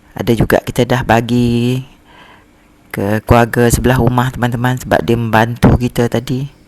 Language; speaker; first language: Malay; native; Malay